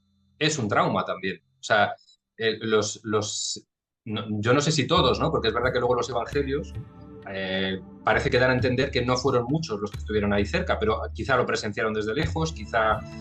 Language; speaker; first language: Spanish; native; Spanish